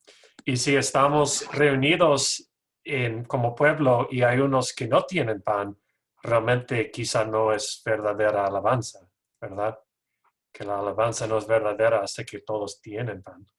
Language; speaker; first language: Spanish; non-native, learner; English